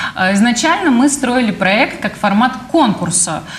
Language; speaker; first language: Russian; native; Russian